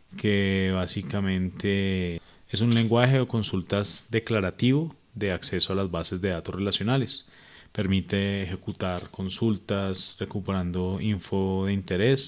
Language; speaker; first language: Spanish; native; Spanish